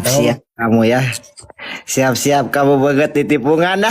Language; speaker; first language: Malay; non-native, local second language; Sundanese